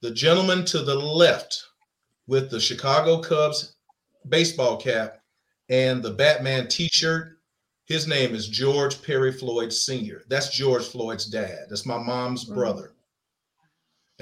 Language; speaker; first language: English; native; English